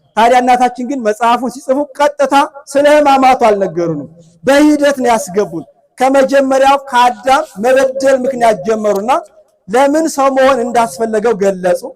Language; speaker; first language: Amharic; native; Amharic